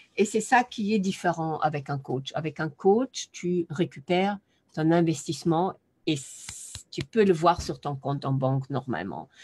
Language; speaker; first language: French; non-native, fluent; German